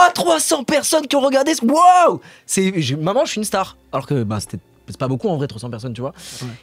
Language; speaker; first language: French; native; French